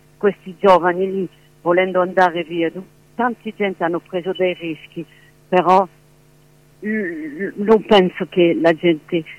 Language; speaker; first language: Italian; non-native, fluent; French